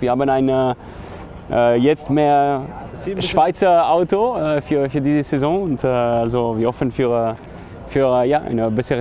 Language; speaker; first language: German; non-native, local second language; French